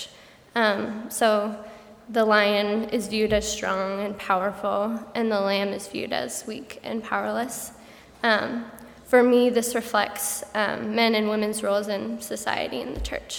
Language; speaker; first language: English; native; English